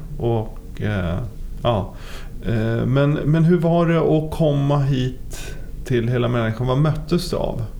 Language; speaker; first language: Swedish; native; Swedish